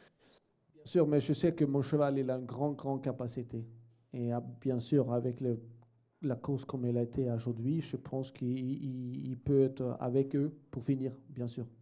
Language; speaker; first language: French; non-native, fluent; Swedish